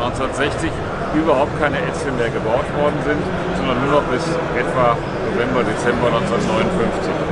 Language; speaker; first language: German; native; German